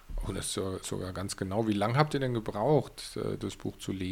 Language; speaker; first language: German; native; German